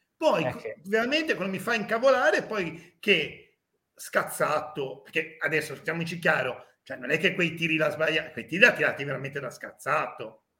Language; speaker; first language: Italian; native; Italian